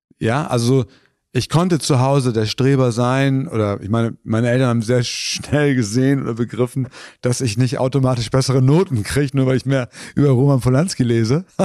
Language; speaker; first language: German; early bilingual, other home language; Turkish